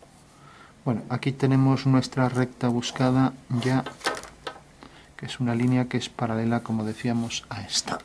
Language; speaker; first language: Spanish; native; Spanish